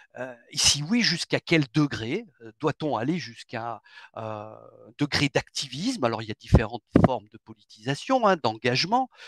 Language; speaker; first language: French; native; French